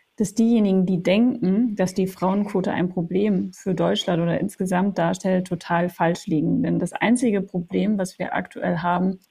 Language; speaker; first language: German; native; German